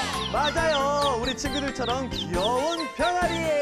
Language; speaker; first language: Korean; native; Korean